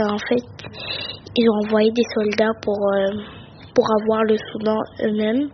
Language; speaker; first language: French; early bilingual, other home language; Arabic